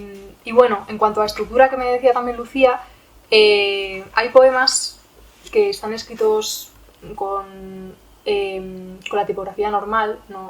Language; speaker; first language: Spanish; native; Spanish